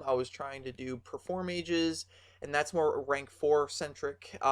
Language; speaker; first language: English; native; English